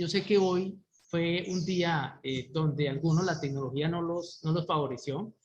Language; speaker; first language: Spanish; native; Spanish